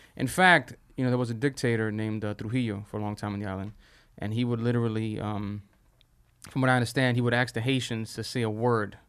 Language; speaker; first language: English; early bilingual, other home language; Spanish